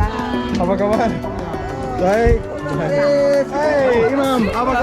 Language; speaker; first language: Indonesian; non-native, learner; Danish